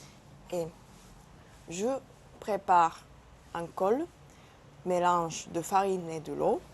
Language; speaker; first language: French; non-native, learner; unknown